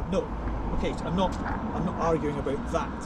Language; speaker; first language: English; native; English